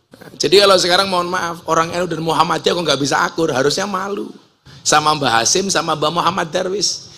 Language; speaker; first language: Indonesian; native; Indonesian